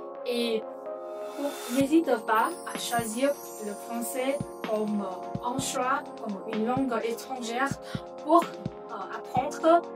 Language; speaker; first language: French; non-native, fluent; Vietnamese